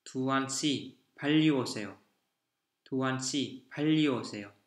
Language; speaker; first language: Korean; non-native, fluent; Vietnamese